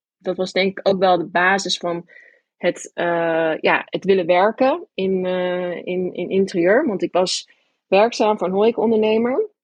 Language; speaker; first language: Dutch; early bilingual, other home language; English